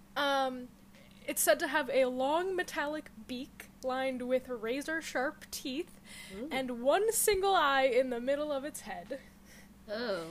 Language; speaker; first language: English; native; English